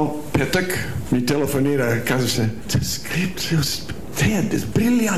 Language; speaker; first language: Bulgarian; early bilingual, heritage; Bulgarian